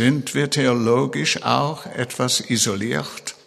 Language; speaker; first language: German; non-native, fluent; English